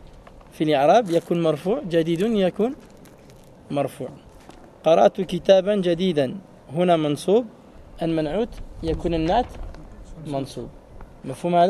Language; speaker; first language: Arabic; non-native, fluent; French